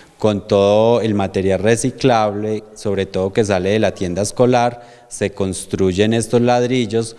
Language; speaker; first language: Spanish; native; Spanish